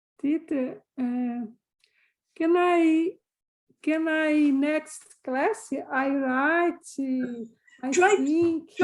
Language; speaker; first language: English; non-native, learner; Portuguese